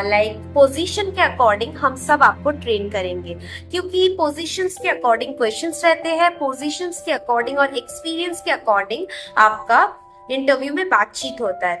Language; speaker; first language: Hindi; non-native, local second language; Bangla